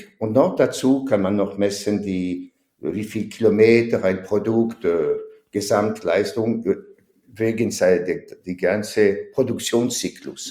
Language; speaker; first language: German; non-native, fluent; French